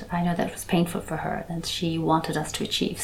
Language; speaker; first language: English; native; English